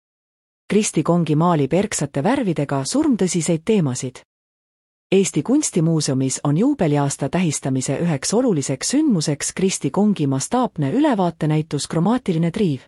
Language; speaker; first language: Estonian; native; Estonian